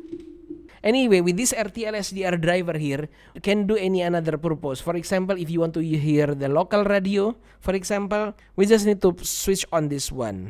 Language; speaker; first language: English; non-native, learner; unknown